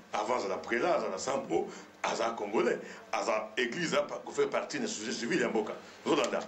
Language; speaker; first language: French; non-native, local second language; Lingala